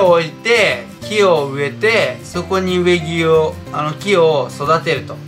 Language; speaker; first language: Japanese; native; Japanese